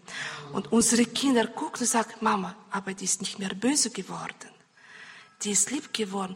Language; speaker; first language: German; non-native, learner; Russian